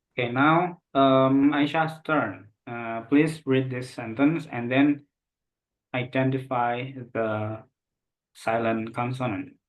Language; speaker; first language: English; non-native, local second language; Indonesian